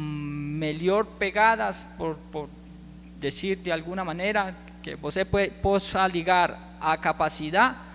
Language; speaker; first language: Portuguese; non-native, learner; Spanish